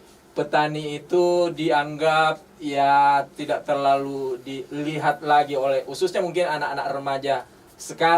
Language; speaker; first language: Indonesian; native; Indonesian